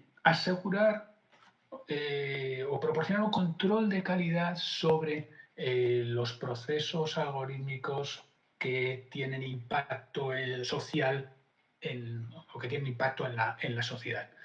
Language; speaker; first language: Spanish; native; Spanish